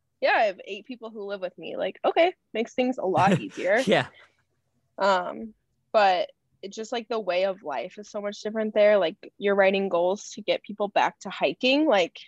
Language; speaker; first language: English; native; English